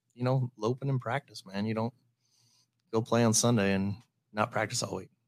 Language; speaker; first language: English; native; English